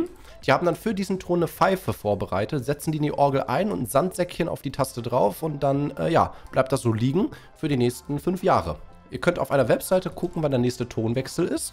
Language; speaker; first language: German; native; German